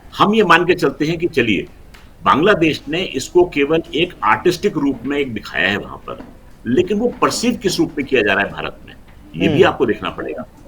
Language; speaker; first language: Hindi; non-native, local second language; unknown